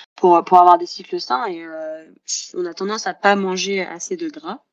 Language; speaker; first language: French; native; French